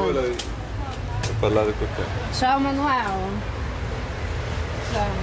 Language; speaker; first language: Italian; native; Italian